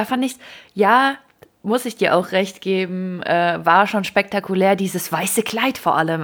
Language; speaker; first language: German; early bilingual, other home language; Ukrainian